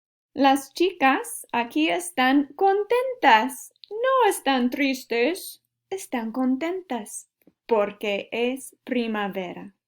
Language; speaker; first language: Spanish; non-native, fluent; English